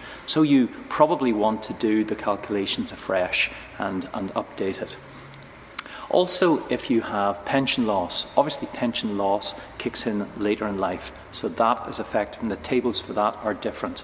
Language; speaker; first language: English; native; English